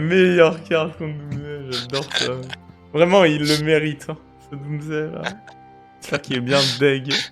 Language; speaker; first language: French; native; French